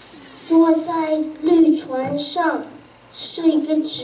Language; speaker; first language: Chinese; early bilingual, heritage; Chinese